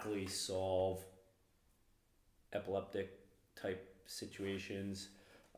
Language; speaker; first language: English; native; English